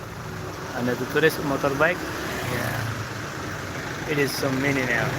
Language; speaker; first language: English; non-native, learner; Indonesian